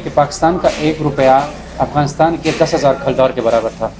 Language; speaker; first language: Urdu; non-native, local second language; Khowar